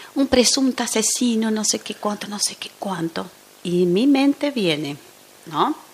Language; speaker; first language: Spanish; non-native, fluent; Portuguese